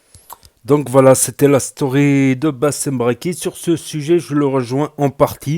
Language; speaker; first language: French; native; French